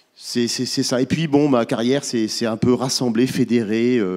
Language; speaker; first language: French; native; French